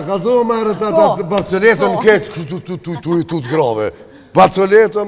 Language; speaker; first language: Albanian; native; Albanian